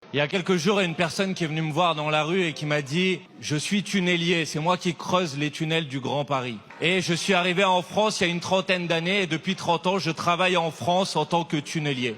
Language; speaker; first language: French; native; French